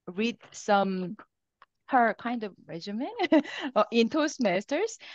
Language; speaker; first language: English; non-native, fluent; Korean